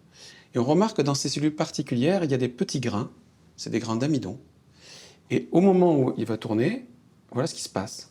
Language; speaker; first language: French; native; French